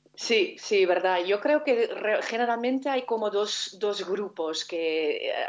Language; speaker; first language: Spanish; non-native, fluent; Dutch